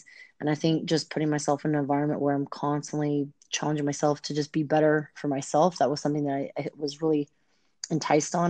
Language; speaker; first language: English; native; English